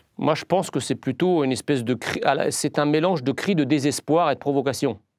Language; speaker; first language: French; early bilingual, other home language; Arabic